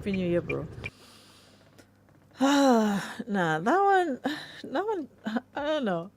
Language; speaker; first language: English; native; English